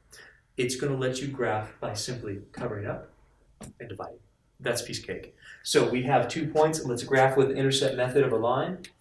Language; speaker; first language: English; native; English